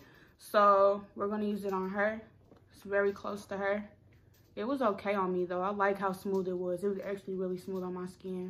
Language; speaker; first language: English; native; English